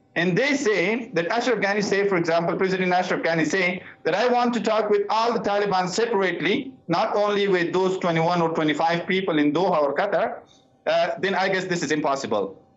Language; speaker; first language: English; non-native, fluent; Persian